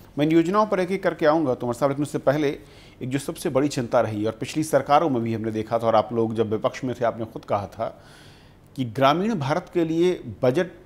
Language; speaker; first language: Hindi; native; Hindi